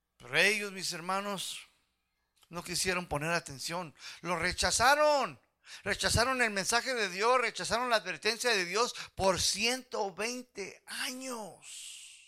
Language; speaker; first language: Spanish; early bilingual, heritage; Spanish